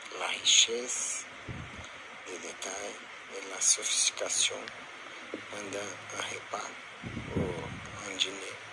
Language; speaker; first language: French; non-native, learner; Portuguese